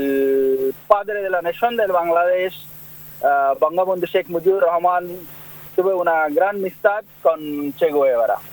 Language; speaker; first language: Spanish; non-native, learner; Bangla